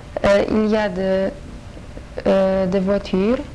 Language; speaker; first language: French; non-native, learner; Polish